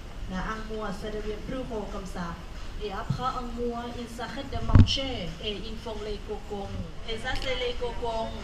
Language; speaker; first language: French; non-native, learner; Thai